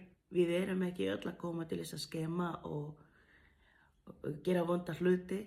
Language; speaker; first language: Icelandic; non-native, fluent; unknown